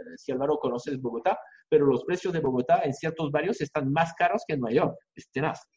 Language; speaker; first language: Spanish; non-native, fluent; French